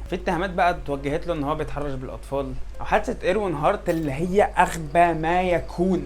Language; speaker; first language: Arabic; native; Arabic